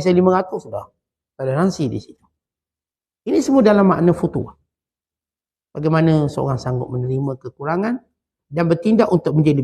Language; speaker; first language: Malay; native; Malay